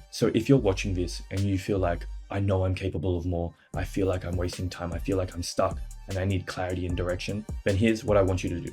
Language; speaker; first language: English; native; English